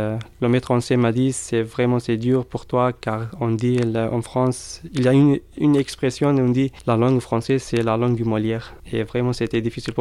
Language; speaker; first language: French; non-native, learner; Arabic